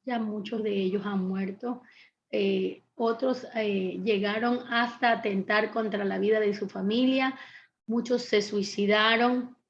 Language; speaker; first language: Spanish; native; Spanish